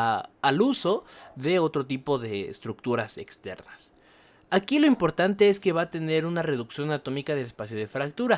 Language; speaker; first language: Spanish; native; Spanish